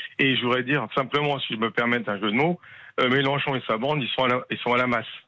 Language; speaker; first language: French; native; French